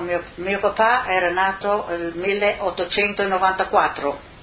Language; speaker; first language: Italian; early bilingual, other home language; English